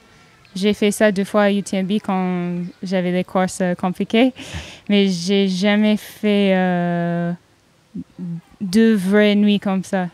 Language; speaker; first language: French; non-native, fluent; English